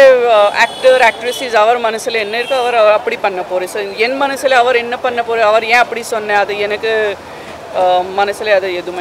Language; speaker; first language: Tamil; non-native, fluent; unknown